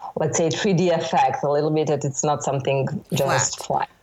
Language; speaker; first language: English; non-native, fluent; Serbian